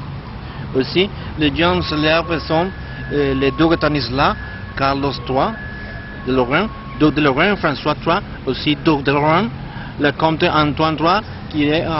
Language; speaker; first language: French; non-native, learner; Spanish